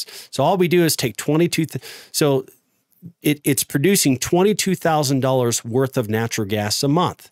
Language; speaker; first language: English; native; English